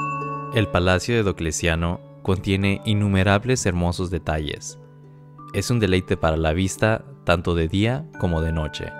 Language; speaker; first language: Spanish; native; Spanish